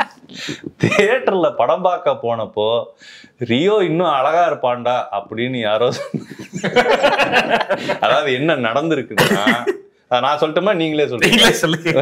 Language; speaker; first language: Tamil; native; Tamil